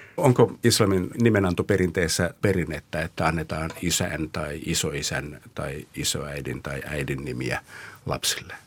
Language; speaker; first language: Finnish; native; Finnish